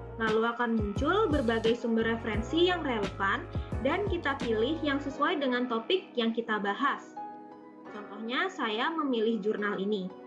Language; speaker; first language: Indonesian; native; Indonesian